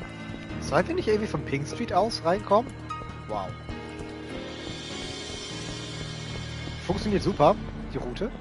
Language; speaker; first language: German; native; German